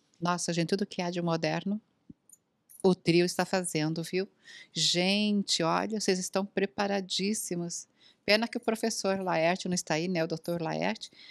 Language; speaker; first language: Portuguese; native; Portuguese